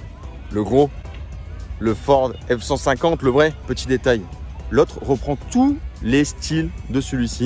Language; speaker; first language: French; native; French